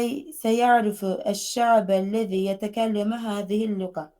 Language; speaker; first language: Arabic; non-native, fluent; Turkish